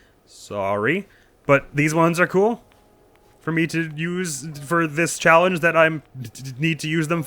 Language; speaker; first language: English; native; English